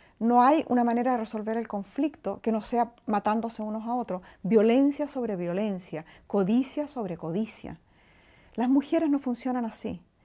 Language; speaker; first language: Spanish; native; Spanish